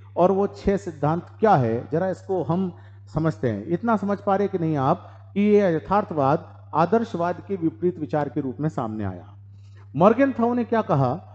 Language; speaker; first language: Hindi; native; Hindi